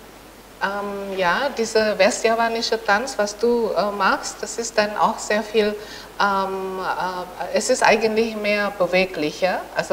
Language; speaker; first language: German; non-native, fluent; Indonesian